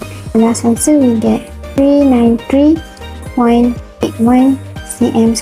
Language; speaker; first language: English; non-native, local second language; Malay